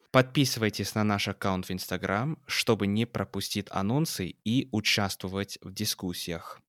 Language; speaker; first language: Russian; non-native, fluent; English